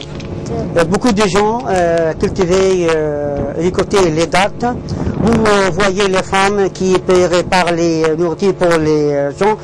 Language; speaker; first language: French; non-native, learner; Arabic